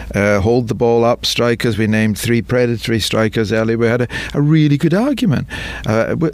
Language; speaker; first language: English; native; English